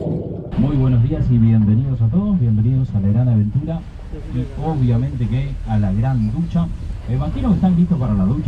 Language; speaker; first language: Spanish; native; Spanish